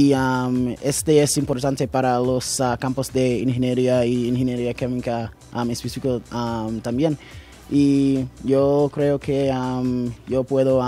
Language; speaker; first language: Spanish; non-native, learner; English